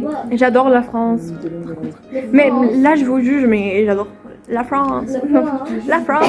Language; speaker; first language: French; non-native, fluent; Swedish